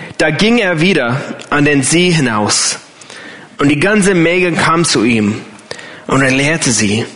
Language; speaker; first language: German; non-native, fluent; English